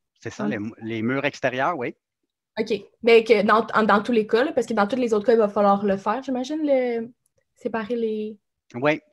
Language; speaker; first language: French; native; French